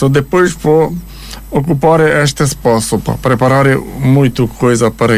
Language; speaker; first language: Portuguese; non-native, learner; Ukrainian